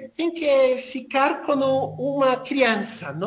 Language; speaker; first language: Portuguese; non-native, fluent; Spanish